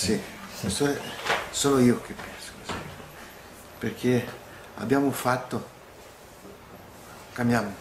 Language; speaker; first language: Italian; non-native, learner; Portuguese